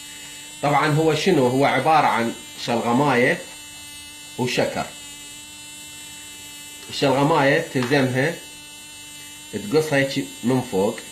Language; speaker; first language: Arabic; native; Arabic